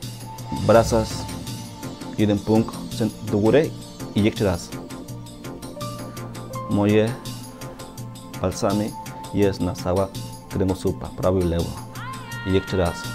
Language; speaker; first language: Polish; non-native, learner; Spanish